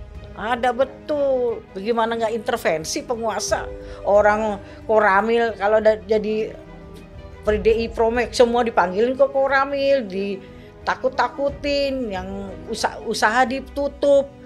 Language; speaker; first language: Indonesian; native; Indonesian